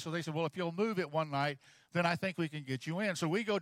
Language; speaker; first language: English; native; English